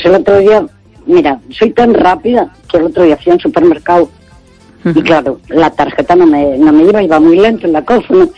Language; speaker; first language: Spanish; native; Spanish